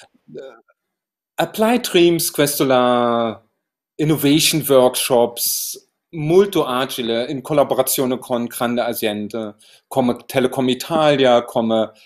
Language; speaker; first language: Italian; non-native, learner; German